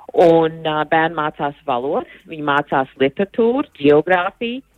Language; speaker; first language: Latvian; early bilingual, heritage; Latvian